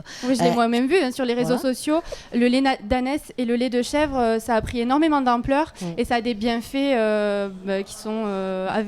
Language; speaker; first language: French; native; French